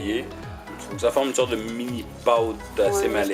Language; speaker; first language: French; native; French